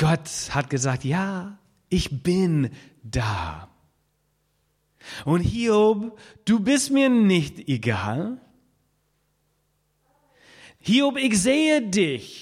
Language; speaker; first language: German; non-native, fluent; English